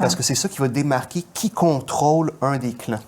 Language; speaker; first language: French; native; French